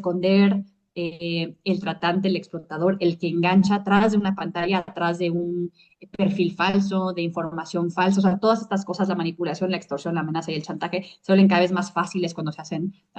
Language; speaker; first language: Spanish; native; Spanish